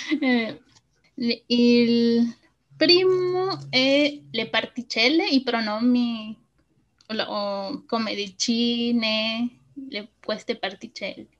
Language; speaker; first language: Italian; non-native, learner; Spanish